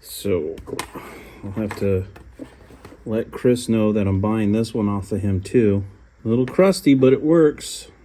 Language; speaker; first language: English; native; English